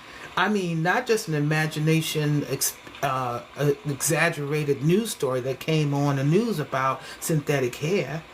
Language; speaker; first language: English; native; English